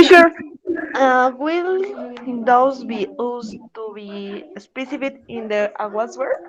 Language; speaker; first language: English; non-native, learner; Spanish